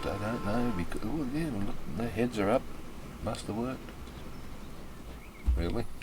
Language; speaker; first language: English; native; English